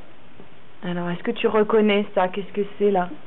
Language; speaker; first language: French; native; French